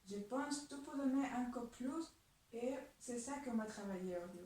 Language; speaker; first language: French; non-native, fluent; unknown